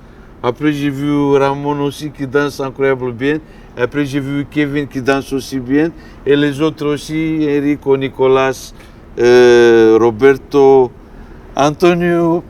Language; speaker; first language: French; non-native, fluent; Romanian